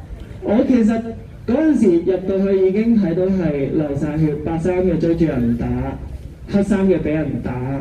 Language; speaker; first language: Cantonese; native; Cantonese